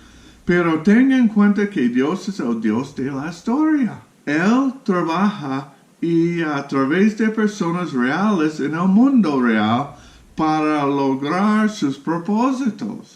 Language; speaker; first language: Spanish; non-native, fluent; English